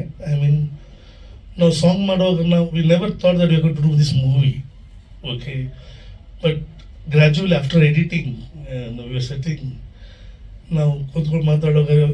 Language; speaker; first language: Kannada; non-native, local second language; Konkani